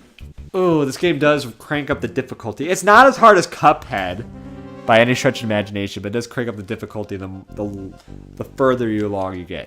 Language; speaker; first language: English; native; English